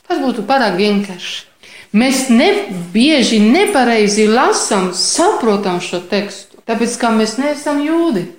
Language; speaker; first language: Latvian; non-native, fluent; Polish